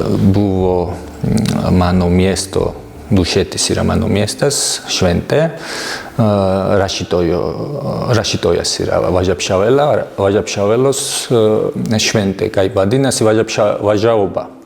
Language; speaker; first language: Lithuanian; non-native, fluent; Georgian